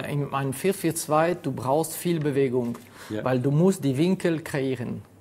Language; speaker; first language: German; non-native, fluent; French